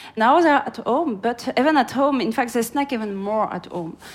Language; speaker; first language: English; non-native, fluent; French